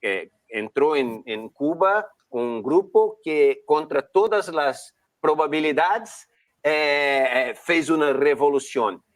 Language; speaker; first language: Spanish; non-native, learner; Portuguese